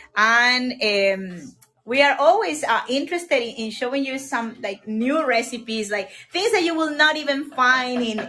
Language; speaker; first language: English; non-native, fluent; Spanish